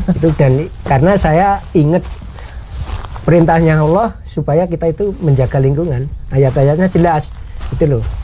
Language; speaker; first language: Indonesian; non-native, local second language; Javanese